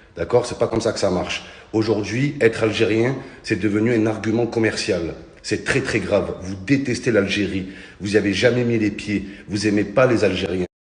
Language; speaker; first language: French; early bilingual, other home language; Arabic